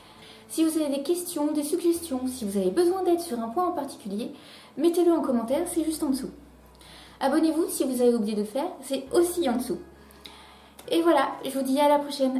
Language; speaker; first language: French; native; French